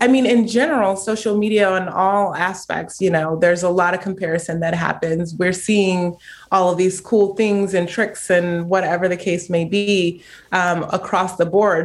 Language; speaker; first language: English; native; English